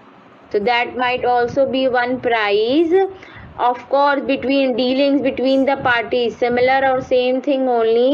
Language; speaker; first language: English; non-native, local second language; Hindi